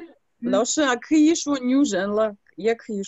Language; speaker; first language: Chinese; non-native, fluent; Russian